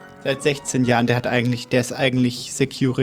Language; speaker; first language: German; native; German